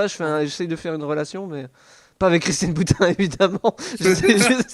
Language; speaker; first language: French; native; French